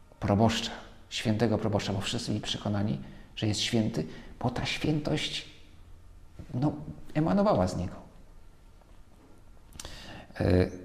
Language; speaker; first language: Polish; native; Polish